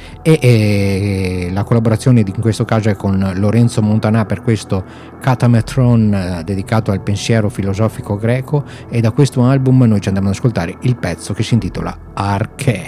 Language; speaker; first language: Italian; native; Italian